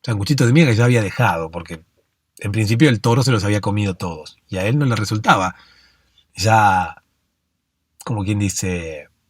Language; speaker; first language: Spanish; native; Spanish